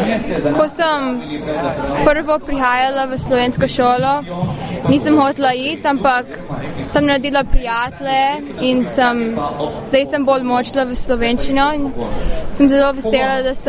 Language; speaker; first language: Slovenian; early bilingual, heritage; Slovenian